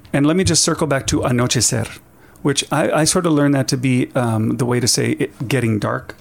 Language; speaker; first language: English; native; English